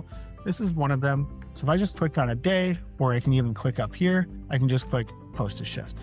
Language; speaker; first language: English; native; English